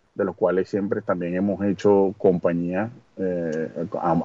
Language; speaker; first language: Spanish; native; Spanish